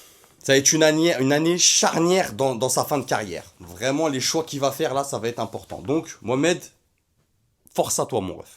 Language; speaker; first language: French; native; French